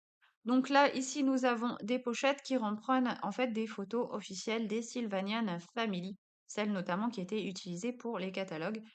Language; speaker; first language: French; native; French